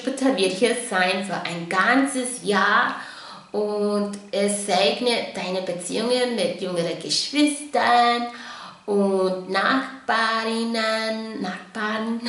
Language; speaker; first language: German; non-native, fluent; English